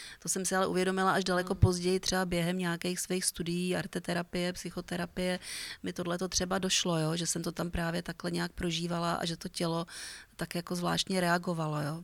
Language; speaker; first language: Czech; native; Czech